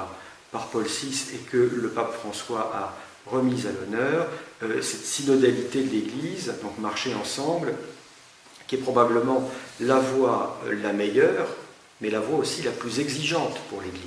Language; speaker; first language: French; native; French